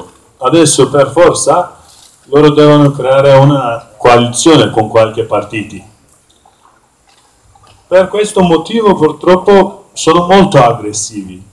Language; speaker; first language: Italian; non-native, learner; Kurdish